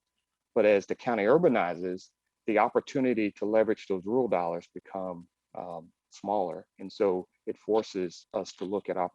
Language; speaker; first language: English; native; English